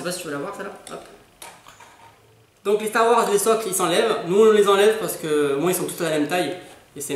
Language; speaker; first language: French; native; French